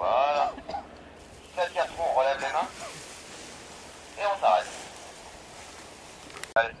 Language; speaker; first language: French; native; French